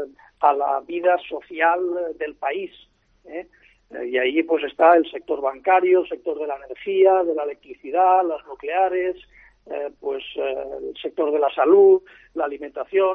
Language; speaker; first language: Spanish; native; Spanish